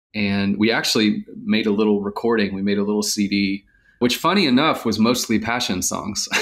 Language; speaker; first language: English; native; English